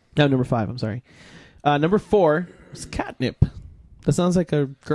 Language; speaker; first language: English; native; English